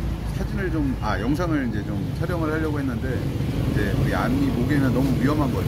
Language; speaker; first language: Korean; native; Korean